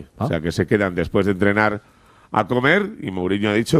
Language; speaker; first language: Spanish; native; Spanish